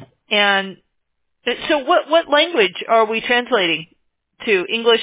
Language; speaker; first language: English; native; English